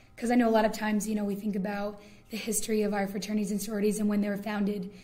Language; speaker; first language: English; native; English